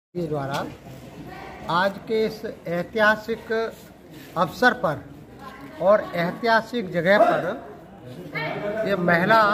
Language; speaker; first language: Hindi; native; Hindi